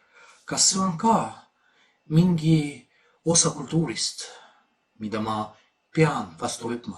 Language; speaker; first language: Estonian; non-native, fluent; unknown